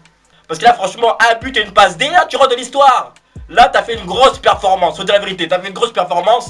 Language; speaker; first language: French; native; French